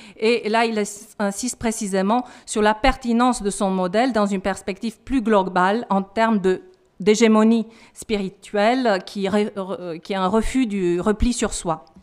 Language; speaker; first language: French; non-native, fluent; Romanian